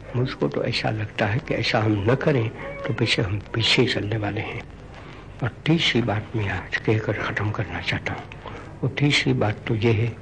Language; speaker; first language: Hindi; non-native, local second language; Gujarati